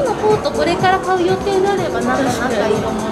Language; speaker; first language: Japanese; native; Japanese